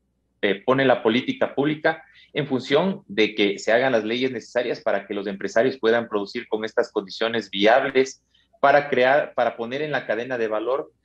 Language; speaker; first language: Spanish; native; Spanish